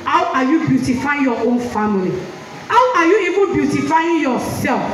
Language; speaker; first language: English; non-native, local second language; Yoruba